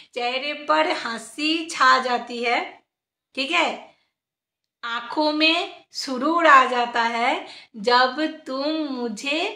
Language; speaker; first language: Hindi; non-native, local second language; Bangla